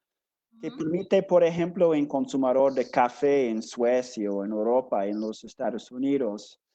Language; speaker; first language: Spanish; non-native, fluent; English